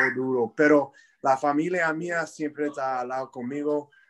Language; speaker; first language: Spanish; early bilingual, heritage; Spanish